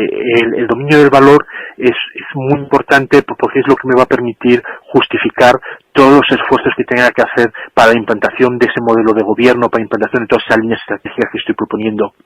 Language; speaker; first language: Spanish; native; Spanish